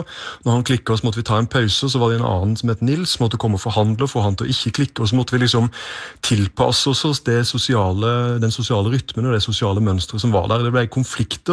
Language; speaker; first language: Norwegian; native; Norwegian